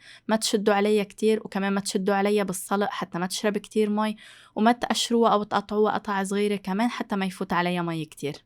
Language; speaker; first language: Arabic; native; Arabic